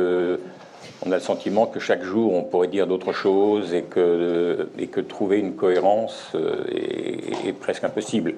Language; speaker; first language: French; native; French